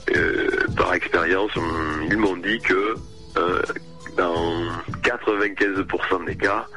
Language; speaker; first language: French; native; French